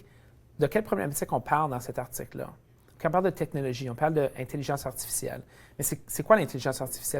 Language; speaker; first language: French; native; French